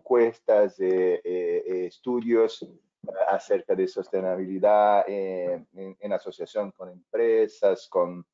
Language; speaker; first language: Spanish; non-native, fluent; Portuguese